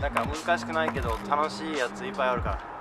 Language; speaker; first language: Japanese; non-native, fluent; English